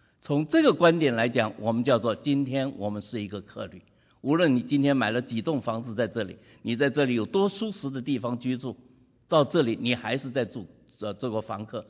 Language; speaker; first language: Chinese; native; Chinese